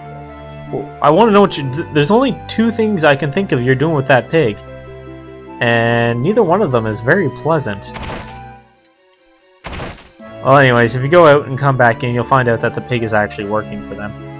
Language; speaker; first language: English; native; English